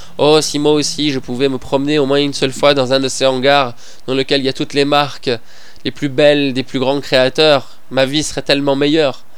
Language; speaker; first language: French; non-native, fluent; Persian